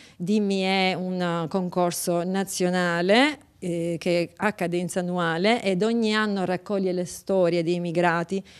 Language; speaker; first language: Italian; non-native, fluent; Albanian